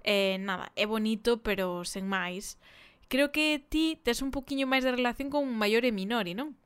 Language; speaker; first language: Galician; native; Galician